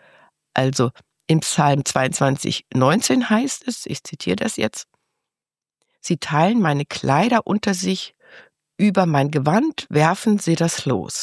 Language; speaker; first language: German; native; German